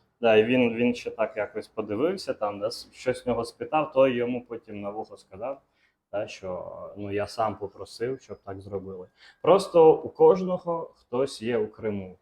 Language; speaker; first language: Ukrainian; non-native, local second language; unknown